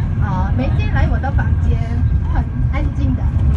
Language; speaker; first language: Chinese; non-native, fluent; Korean